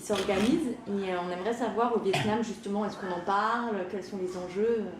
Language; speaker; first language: French; native; French